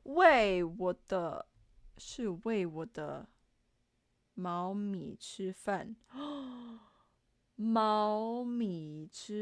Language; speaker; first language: Chinese; non-native, learner; English